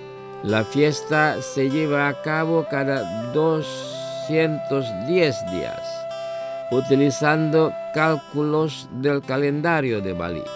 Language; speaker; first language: Spanish; non-native, fluent; Indonesian